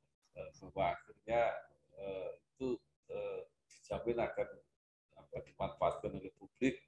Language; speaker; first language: Indonesian; native; Indonesian